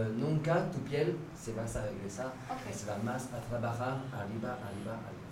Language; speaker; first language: Spanish; non-native, fluent; French